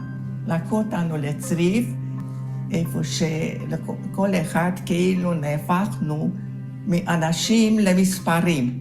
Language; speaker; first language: Hebrew; early bilingual, other home language; Hungarian